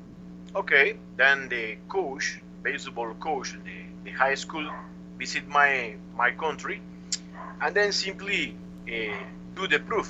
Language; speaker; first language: English; non-native, learner; Spanish